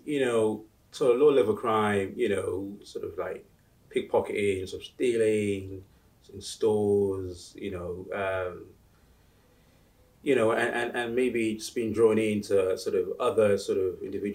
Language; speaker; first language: English; native; English